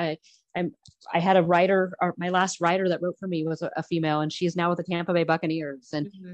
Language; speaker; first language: English; native; English